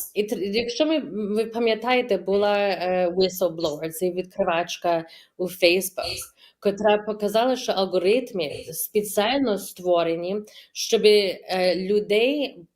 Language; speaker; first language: Ukrainian; early bilingual, heritage; Ukrainian